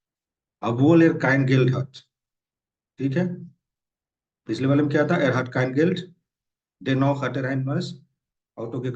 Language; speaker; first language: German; non-native, fluent; Hindi